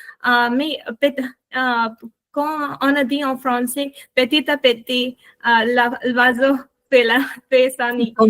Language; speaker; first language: French; non-native, learner; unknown